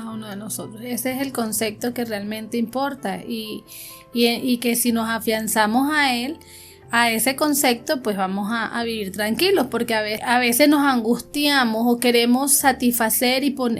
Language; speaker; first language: Spanish; native; Spanish